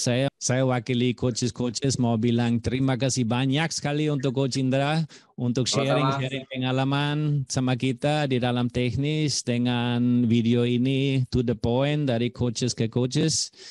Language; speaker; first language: Indonesian; non-native, fluent; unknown